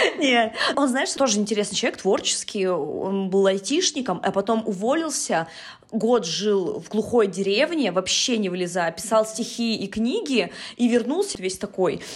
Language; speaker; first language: Russian; native; Russian